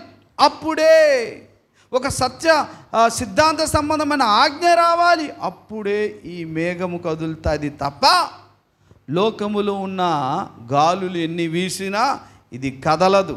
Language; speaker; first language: Telugu; native; Telugu